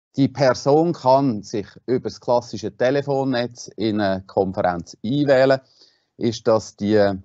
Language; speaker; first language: German; native; German